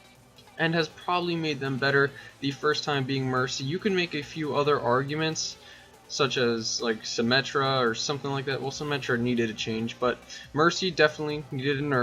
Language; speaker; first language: English; native; English